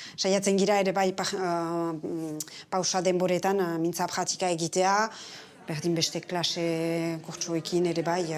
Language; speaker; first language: Basque; native; Basque